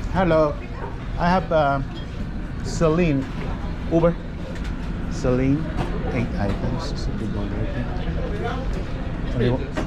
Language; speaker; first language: English; non-native, local second language; Filipino